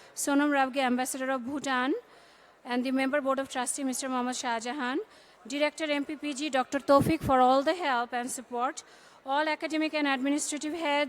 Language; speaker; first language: English; non-native, local second language; Bangla